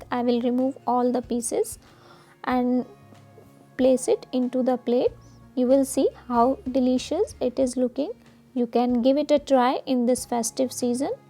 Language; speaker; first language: English; non-native, local second language; Hindi